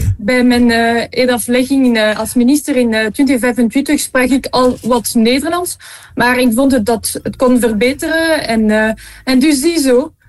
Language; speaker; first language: Dutch; non-native, local second language; French